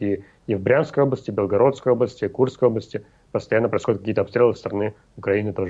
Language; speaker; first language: Russian; native; Russian